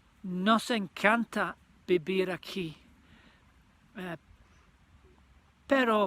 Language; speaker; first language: Spanish; non-native, learner; English